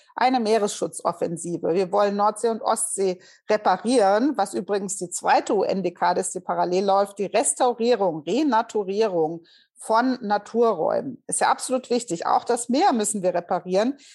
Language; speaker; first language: German; native; German